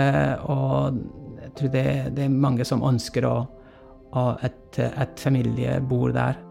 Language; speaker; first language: Norwegian; non-native, fluent; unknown